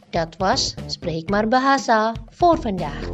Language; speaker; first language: Dutch; non-native, learner; Indonesian